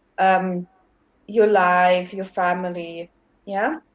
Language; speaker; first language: English; non-native, fluent; German